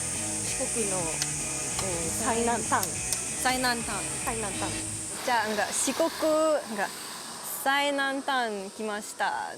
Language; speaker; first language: Japanese; non-native, learner; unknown